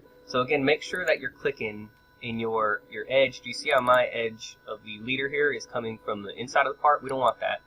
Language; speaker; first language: English; native; English